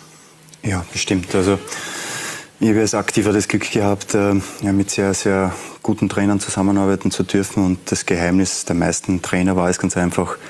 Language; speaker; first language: German; native; German